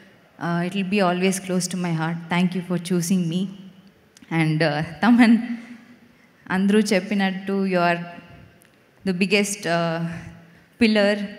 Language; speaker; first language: Telugu; non-native, fluent; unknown